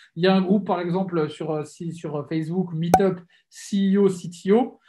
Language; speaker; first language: French; native; French